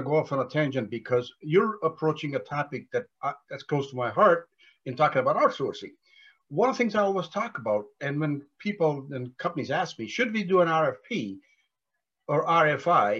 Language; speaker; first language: English; non-native, local second language; Gujarati